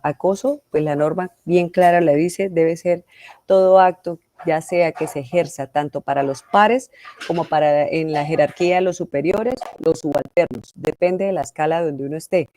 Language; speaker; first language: Spanish; native; Spanish